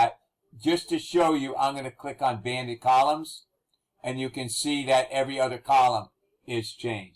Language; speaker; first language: English; native; English